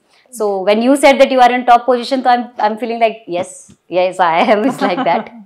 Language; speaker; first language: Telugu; non-native, local second language; Hindi